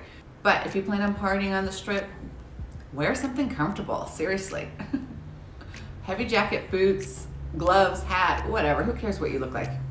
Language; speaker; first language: English; native; English